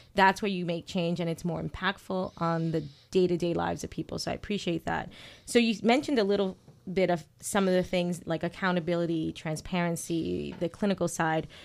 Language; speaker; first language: English; native; English